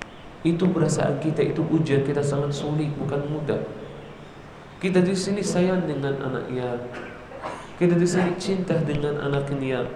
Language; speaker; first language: Indonesian; non-native, learner; Arabic